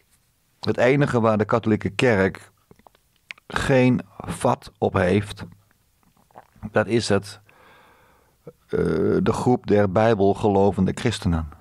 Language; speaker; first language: Dutch; native; Dutch